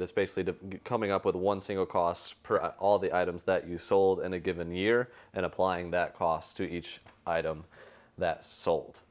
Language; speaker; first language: English; native; English